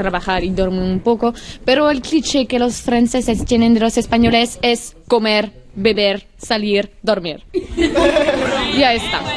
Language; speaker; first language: Spanish; non-native, learner; French